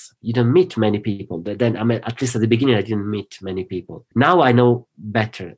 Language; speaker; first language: English; non-native, fluent; Italian